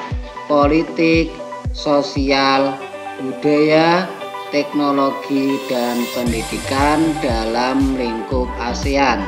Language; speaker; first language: Indonesian; native; Indonesian